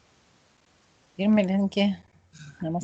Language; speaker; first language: Hindi; non-native, learner; Russian